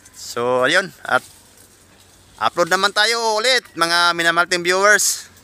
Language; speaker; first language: Filipino; non-native, local second language; Cebuano